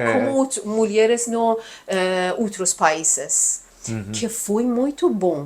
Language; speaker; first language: Portuguese; non-native, learner; Persian